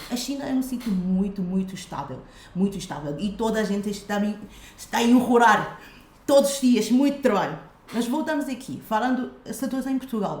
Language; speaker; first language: Portuguese; non-native, fluent; Chinese